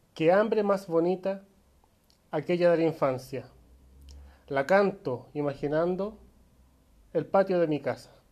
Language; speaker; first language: Spanish; native; Spanish